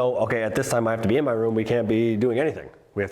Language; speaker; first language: English; native; English